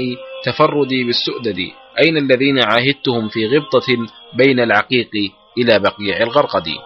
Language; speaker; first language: Arabic; native; Arabic